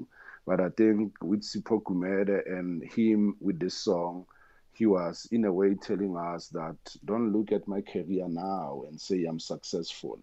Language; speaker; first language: English; non-native, local second language; Tswana